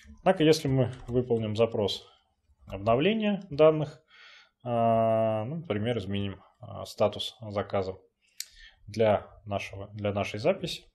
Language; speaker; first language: Russian; native; Russian